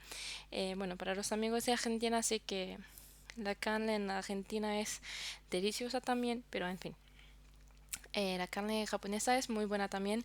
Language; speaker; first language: Spanish; non-native, fluent; French